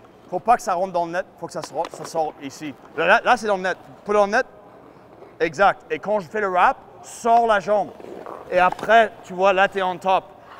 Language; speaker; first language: French; native; French